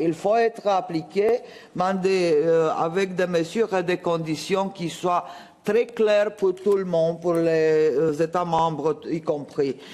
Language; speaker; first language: French; non-native, fluent; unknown